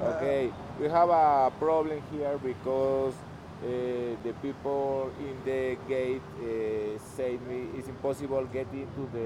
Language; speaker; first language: English; non-native, learner; Spanish